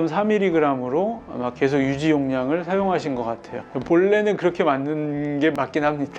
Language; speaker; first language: Korean; native; Korean